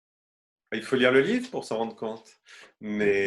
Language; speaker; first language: French; native; French